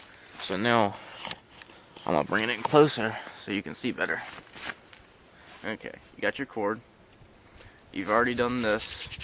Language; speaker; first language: English; native; English